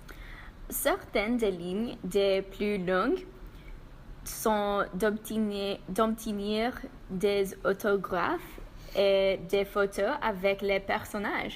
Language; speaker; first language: French; non-native, learner; English